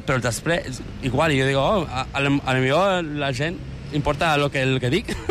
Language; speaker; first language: Catalan; non-native, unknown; English